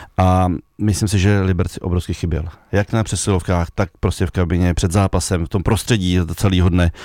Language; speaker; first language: Czech; native; Czech